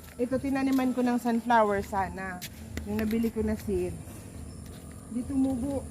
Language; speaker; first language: Filipino; native; Filipino